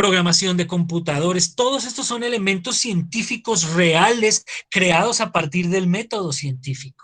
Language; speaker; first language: Spanish; native; Spanish